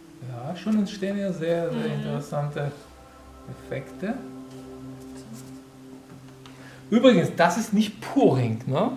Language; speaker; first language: German; non-native, fluent; Georgian